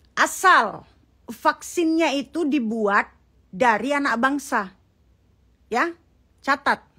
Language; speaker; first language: Indonesian; native; Indonesian